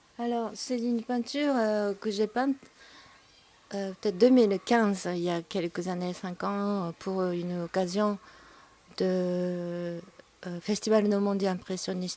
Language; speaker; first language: French; non-native, fluent; Japanese